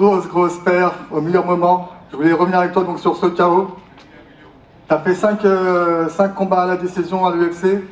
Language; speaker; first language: French; native; French